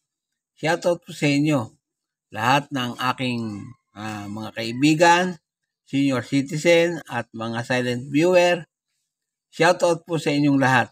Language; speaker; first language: Filipino; native; Filipino